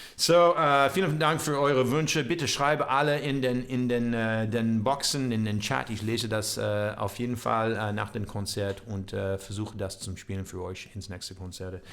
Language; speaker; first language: German; non-native, learner; English